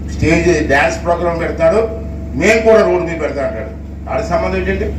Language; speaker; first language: Telugu; native; Telugu